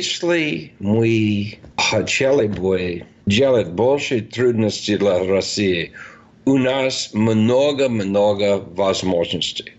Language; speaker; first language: Russian; non-native, fluent; English